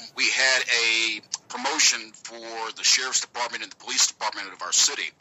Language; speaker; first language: English; native; English